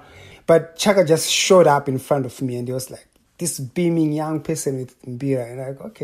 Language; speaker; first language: English; non-native, local second language; Shona